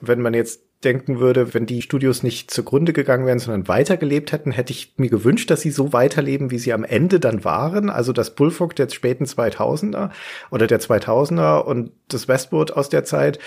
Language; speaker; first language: German; native; German